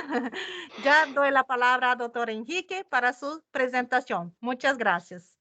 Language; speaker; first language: Spanish; non-native, fluent; Portuguese